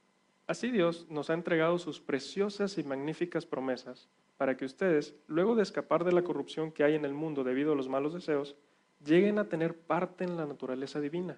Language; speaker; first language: Spanish; native; Spanish